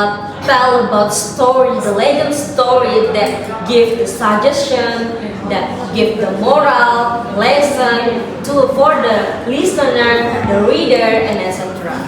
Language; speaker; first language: English; non-native, learner; Indonesian